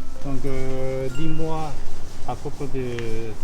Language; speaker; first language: French; non-native, learner; Japanese